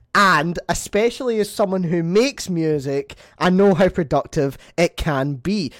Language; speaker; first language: English; native; English